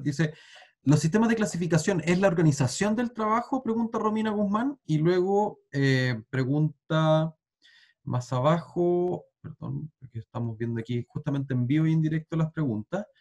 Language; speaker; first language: Spanish; native; Spanish